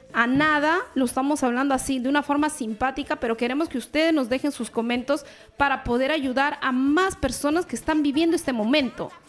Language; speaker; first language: Spanish; native; Spanish